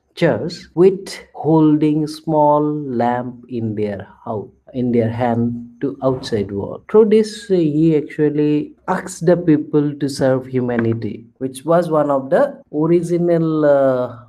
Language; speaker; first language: English; non-native, local second language; Assamese